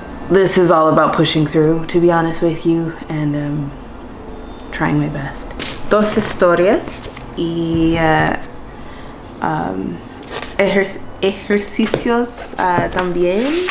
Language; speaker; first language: English; native; English